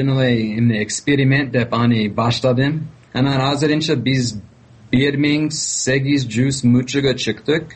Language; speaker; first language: Kyrgyz; non-native, fluent; English